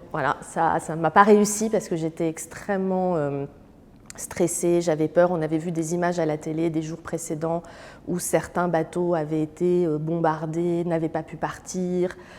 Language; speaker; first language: French; early bilingual, other home language; Arabic